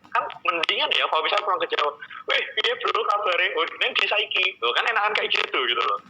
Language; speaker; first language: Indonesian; native; Indonesian